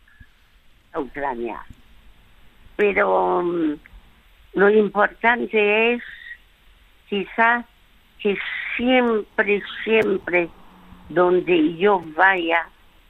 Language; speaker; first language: Spanish; early bilingual, other home language; French